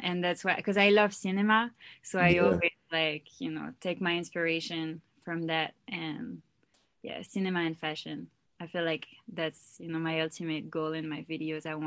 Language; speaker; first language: English; non-native, fluent; French